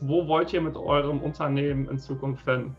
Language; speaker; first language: German; native; German